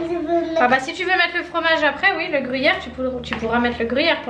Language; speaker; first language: French; native; French